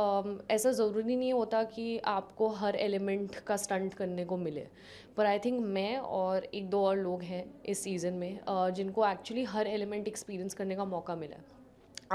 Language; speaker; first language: Hindi; native; Hindi